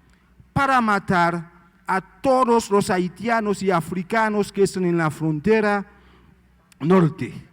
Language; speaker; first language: Spanish; non-native, fluent; Haitian Creole